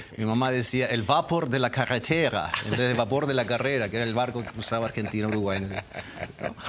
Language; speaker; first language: Spanish; early bilingual, other home language; Dutch